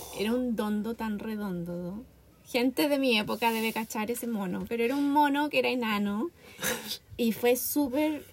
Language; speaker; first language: Spanish; native; Spanish